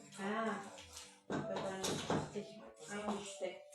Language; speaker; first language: German; non-native, learner; Filipino